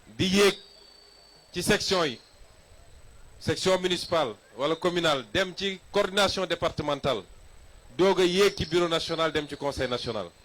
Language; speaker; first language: Wolof; non-native, local second language; Serer